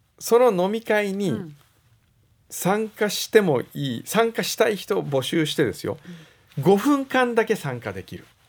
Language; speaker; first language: Japanese; native; Japanese